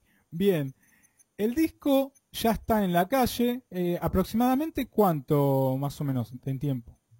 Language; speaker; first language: Spanish; native; Spanish